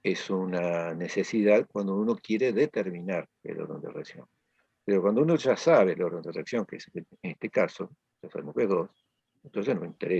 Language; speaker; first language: Spanish; native; Spanish